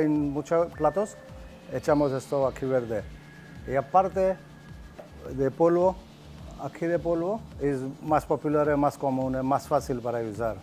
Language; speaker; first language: Spanish; non-native, learner; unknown